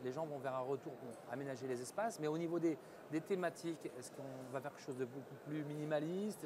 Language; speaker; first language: French; non-native, local second language; Arabic